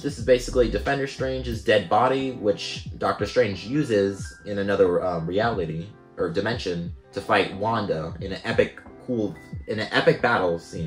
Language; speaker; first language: English; native; English